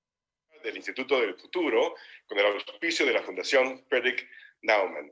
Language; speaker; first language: Spanish; native; Spanish